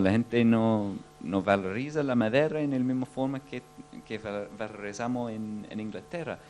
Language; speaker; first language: Spanish; non-native, fluent; English